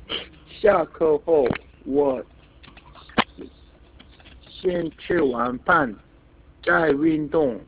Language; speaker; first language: Chinese; non-native, learner; Korean